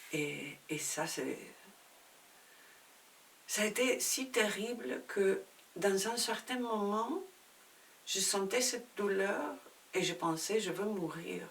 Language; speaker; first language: French; non-native, fluent; Spanish